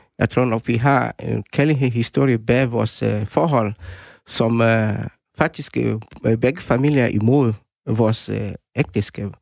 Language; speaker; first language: Danish; non-native, fluent; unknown